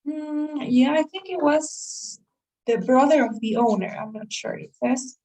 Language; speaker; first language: English; non-native, fluent; Spanish